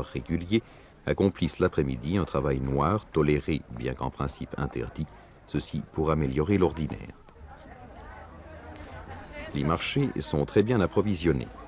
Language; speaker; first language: French; native; French